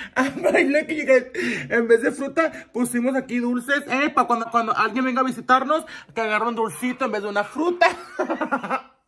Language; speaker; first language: Spanish; early bilingual, heritage; Spanish